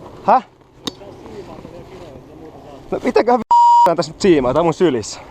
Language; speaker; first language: Finnish; native; Finnish